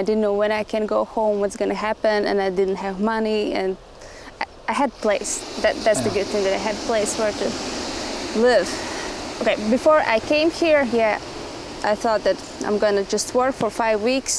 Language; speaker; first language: English; non-native, fluent; Latvian